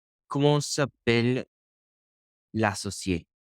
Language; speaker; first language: French; non-native, learner; Spanish